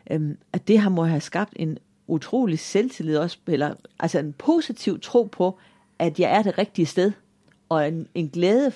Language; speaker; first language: Danish; native; Danish